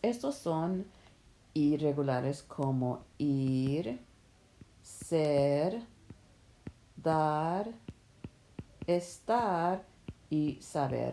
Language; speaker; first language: Spanish; non-native, fluent; English